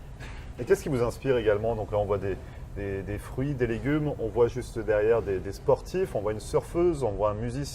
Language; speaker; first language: French; native; French